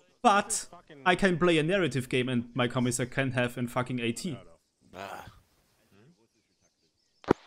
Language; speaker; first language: English; non-native, fluent; German